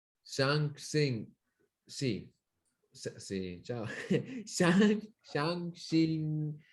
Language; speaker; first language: Chinese; non-native, learner; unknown